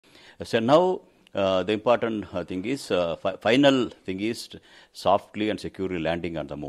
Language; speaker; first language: English; non-native, local second language; Tamil